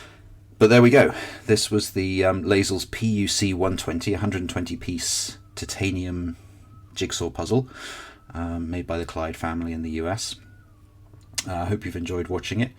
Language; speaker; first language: English; native; English